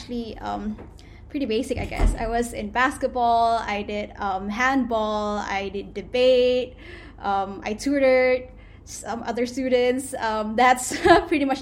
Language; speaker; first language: English; non-native, local second language; Malay